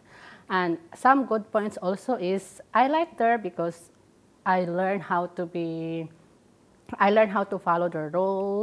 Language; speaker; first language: English; non-native, local second language; Waray